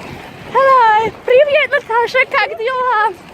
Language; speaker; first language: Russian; non-native, learner; English